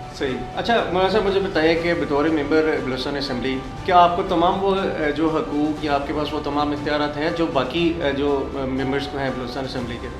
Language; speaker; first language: Urdu; non-native, local second language; Punjabi